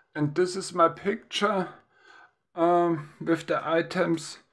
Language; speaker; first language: English; non-native, fluent; German